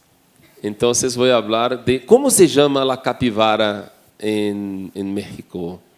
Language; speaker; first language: Spanish; non-native, fluent; Portuguese